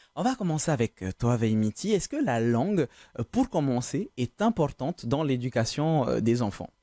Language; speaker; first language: French; native; French